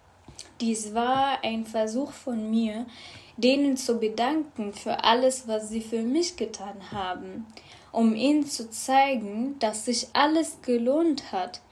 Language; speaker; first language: German; non-native, fluent; Arabic